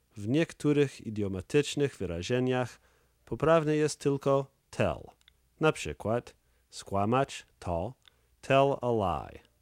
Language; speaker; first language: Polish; native; Polish